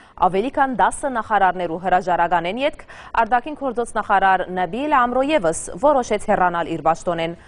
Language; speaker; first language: Armenian; early bilingual, heritage; Armenian